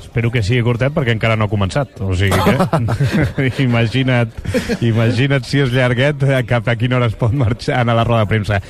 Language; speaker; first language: Catalan; native; Catalan